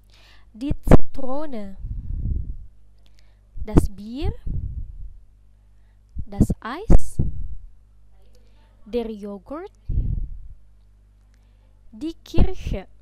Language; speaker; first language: German; non-native, fluent; Indonesian